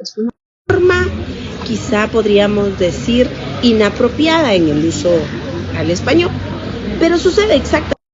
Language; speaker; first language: Spanish; native; Spanish